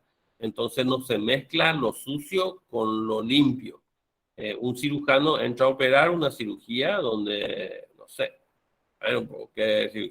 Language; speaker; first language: Spanish; native; Spanish